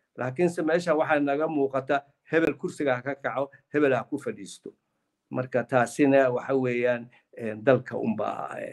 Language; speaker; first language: Somali; native; Somali